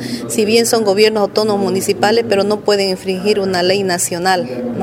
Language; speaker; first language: Spanish; native; Spanish